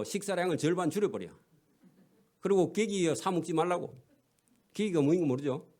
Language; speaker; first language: Korean; native; Korean